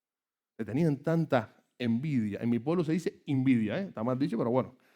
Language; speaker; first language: Spanish; native; Spanish